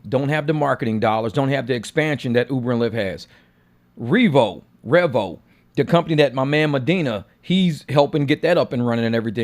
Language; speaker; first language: English; native; English